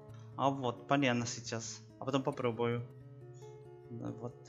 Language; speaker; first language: Russian; non-native, learner; Spanish